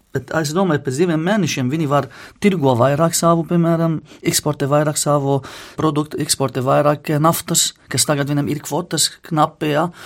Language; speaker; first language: Latvian; non-native, fluent; Arabic